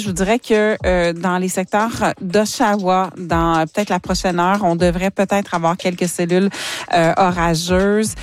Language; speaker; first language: French; native; French